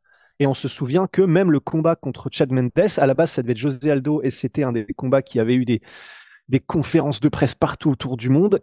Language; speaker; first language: French; native; French